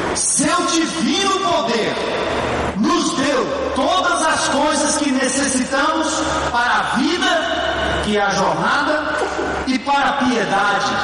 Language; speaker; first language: Portuguese; native; Portuguese